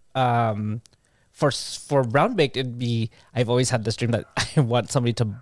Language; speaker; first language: English; native; English